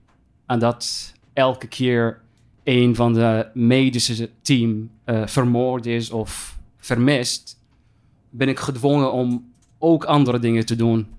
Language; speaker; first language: Dutch; non-native, fluent; Arabic